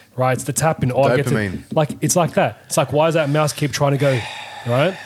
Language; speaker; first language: English; native; English